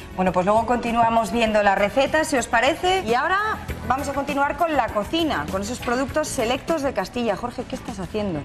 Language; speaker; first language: Spanish; native; Spanish